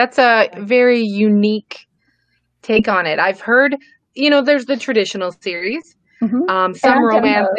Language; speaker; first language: English; native; English